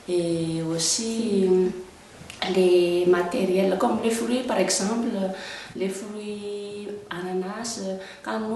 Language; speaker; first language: French; non-native, local second language; Malagasy